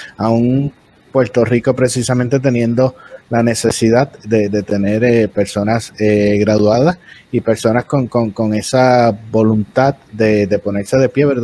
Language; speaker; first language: Spanish; native; Spanish